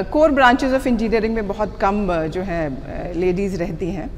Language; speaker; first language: Hindi; native; Hindi